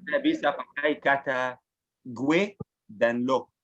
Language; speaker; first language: Indonesian; non-native, learner; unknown